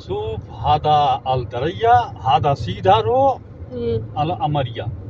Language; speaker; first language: Arabic; non-native, learner; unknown